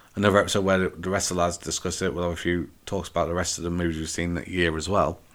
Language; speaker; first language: English; native; English